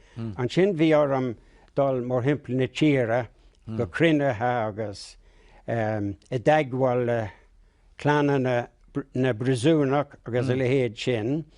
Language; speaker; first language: Irish; non-native, local second language; English